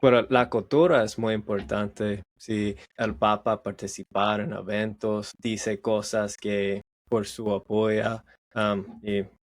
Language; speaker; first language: Spanish; non-native, learner; English